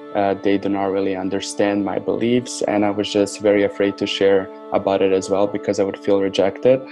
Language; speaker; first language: English; non-native, fluent; Serbian